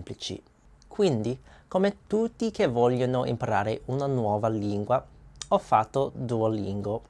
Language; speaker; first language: Italian; non-native, learner; English